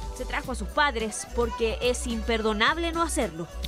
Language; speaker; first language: Spanish; native; Spanish